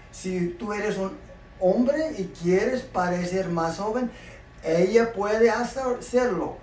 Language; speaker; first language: Spanish; non-native, learner; English